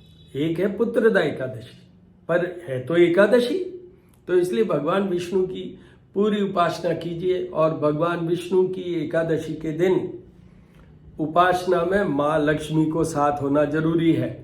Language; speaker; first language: Hindi; native; Hindi